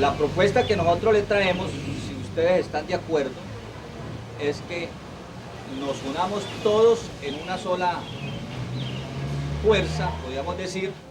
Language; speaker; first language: Spanish; native; Spanish